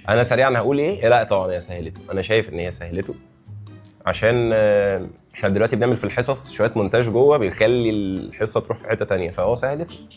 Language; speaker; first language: Arabic; native; Arabic